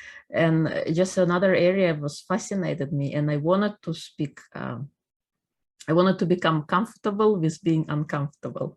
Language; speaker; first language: English; non-native, fluent; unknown